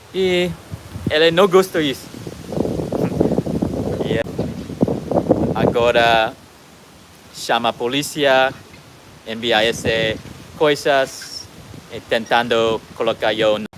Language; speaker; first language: Portuguese; non-native, learner; English